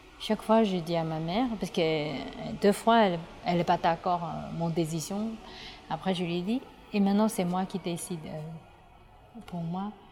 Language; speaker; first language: French; non-native, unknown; Chinese